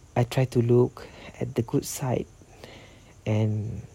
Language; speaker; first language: English; non-native, local second language; Malay